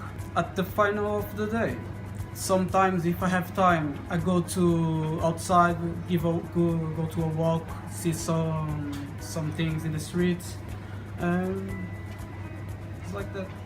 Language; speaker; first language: English; non-native, learner; Portuguese